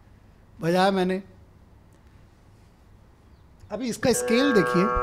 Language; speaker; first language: Hindi; native; Hindi